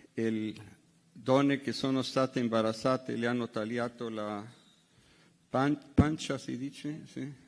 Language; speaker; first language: Italian; non-native, fluent; Hebrew